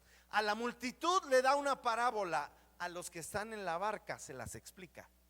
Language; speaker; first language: Spanish; native; Spanish